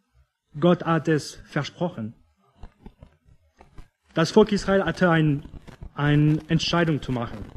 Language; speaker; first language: German; non-native, fluent; English